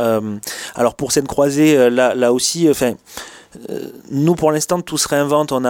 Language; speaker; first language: French; native; French